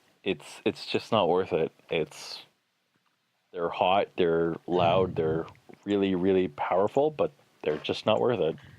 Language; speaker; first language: English; native; English